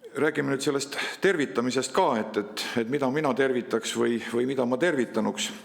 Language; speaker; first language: Estonian; native; Estonian